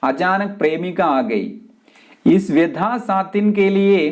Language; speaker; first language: Hindi; non-native, local second language; Malayalam